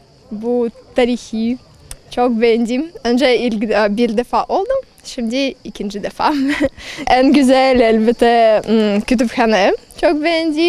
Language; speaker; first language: Turkish; non-native, learner; Russian